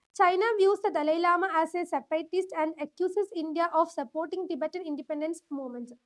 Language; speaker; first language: English; non-native, local second language; Malayalam